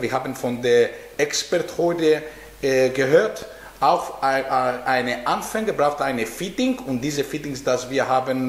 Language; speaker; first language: German; non-native, fluent; Greek